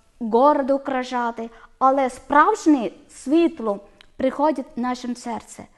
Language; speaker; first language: Ukrainian; non-native, learner; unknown